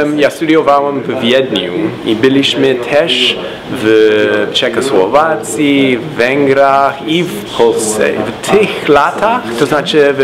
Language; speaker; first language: Polish; non-native, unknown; English